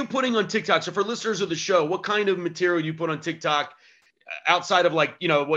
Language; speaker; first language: English; native; English